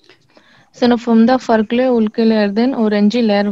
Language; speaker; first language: Turkish; non-native, learner; Urdu